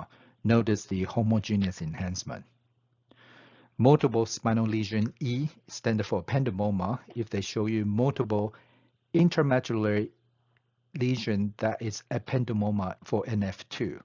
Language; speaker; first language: English; non-native, fluent; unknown